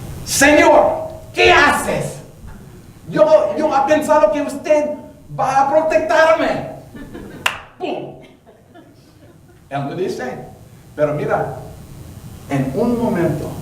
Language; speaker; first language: Spanish; non-native, learner; English